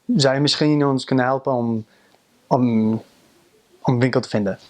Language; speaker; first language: Dutch; non-native, learner; English